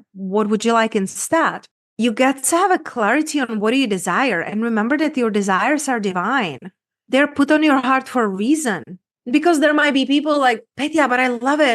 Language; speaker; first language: English; non-native, fluent; Czech